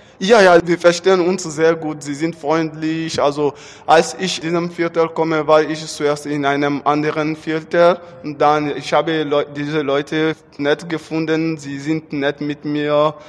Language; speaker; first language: German; non-native, learner; Bambara